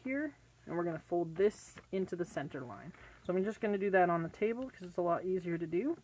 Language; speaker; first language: English; native; English